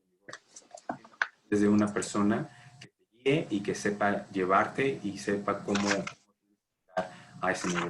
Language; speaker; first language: Spanish; native; Spanish